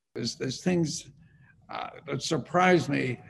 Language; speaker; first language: English; native; English